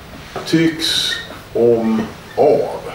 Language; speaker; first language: Swedish; native; Swedish